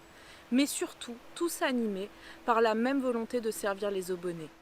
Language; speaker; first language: French; native; French